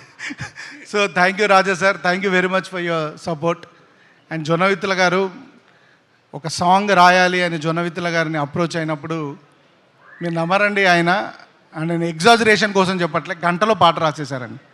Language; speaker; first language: Telugu; native; Telugu